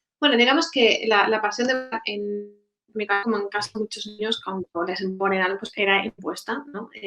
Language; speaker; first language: Spanish; non-native, fluent; Russian